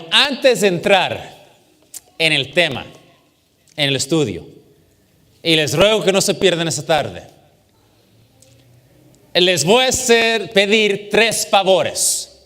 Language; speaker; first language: Spanish; early bilingual, heritage; English